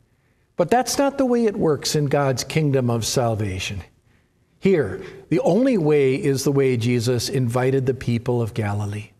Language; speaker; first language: English; native; English